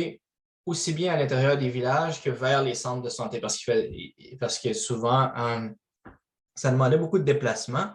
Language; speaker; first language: French; native; French